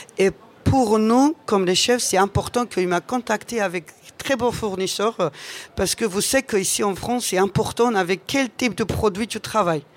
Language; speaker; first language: French; non-native, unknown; Georgian